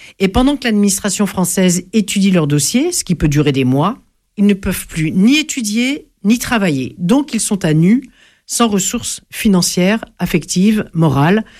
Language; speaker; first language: French; native; French